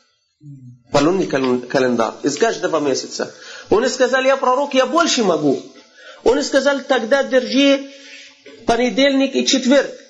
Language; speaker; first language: Russian; non-native, fluent; Arabic